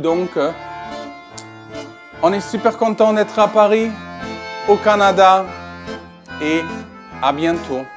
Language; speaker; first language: French; non-native, learner; German